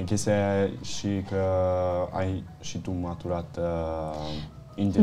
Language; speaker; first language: Romanian; early bilingual, heritage; Italian